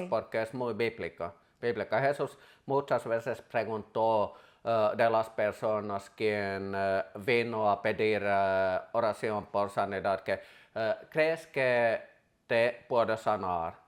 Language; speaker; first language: Spanish; non-native, fluent; Finnish